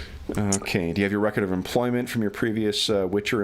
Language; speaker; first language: English; native; English